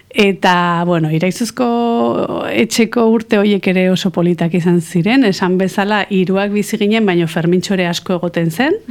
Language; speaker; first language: Basque; non-native, local second language; Spanish